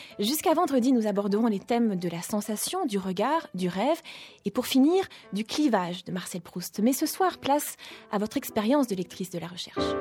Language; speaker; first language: French; native; French